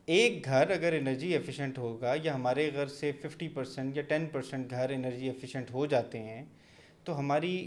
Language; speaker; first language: Urdu; non-native, local second language; Punjabi